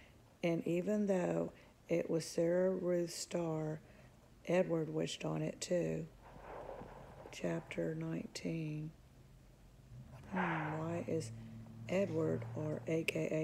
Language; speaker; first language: English; native; English